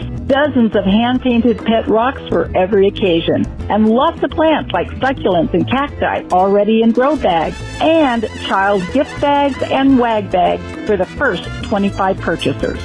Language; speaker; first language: English; native; English